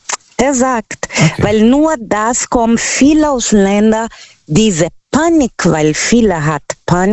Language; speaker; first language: German; non-native, learner; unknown